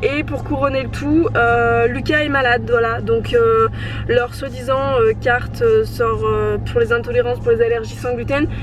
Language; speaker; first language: French; native; French